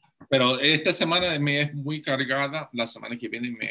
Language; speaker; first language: Spanish; non-native, fluent; English